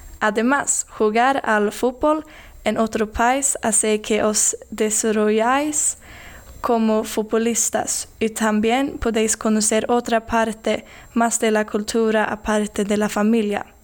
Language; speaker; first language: Spanish; non-native, learner; Swedish